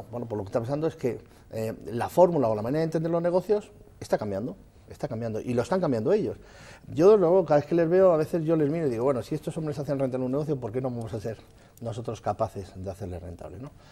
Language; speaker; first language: Spanish; native; Spanish